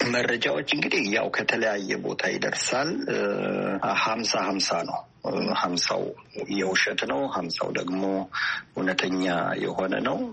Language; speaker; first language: Amharic; non-native, local second language; Italian